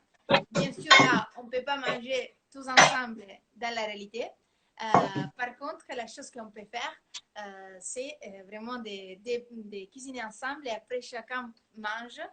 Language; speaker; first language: French; non-native, fluent; Italian